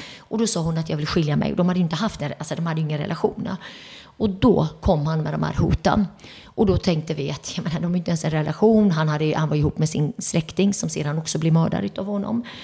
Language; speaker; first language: Swedish; early bilingual, other home language; Turoyo